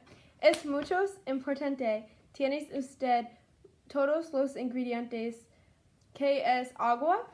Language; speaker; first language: Spanish; non-native, learner; English